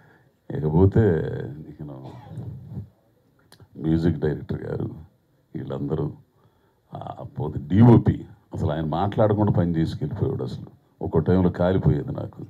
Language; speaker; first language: Telugu; native; Telugu